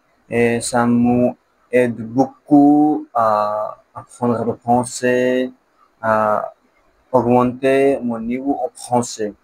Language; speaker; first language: French; non-native, learner; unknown